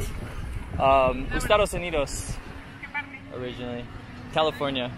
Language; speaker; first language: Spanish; non-native, learner; English